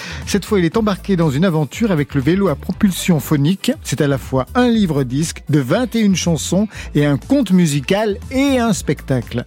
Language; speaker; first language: French; native; French